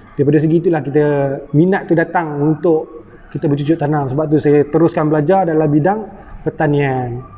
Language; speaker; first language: Malay; native; Malay